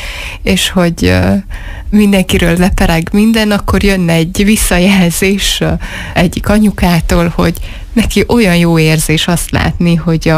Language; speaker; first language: Hungarian; native; Hungarian